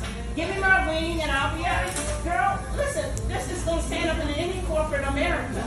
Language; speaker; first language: English; native; English